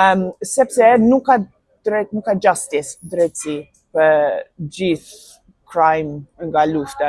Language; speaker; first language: Albanian; non-native, learner; English